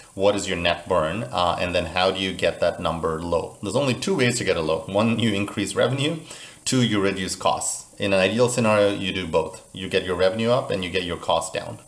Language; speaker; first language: English; native; English